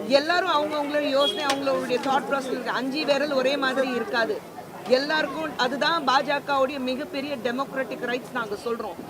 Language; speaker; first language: Tamil; non-native, fluent; Hindi